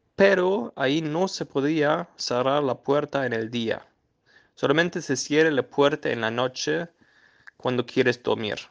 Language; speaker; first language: Spanish; non-native, fluent; German